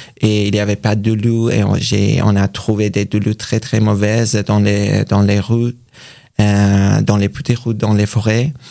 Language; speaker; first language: French; non-native, learner; Persian